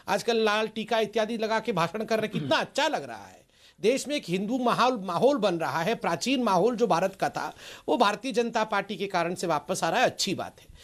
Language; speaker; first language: Hindi; non-native, local second language; Odia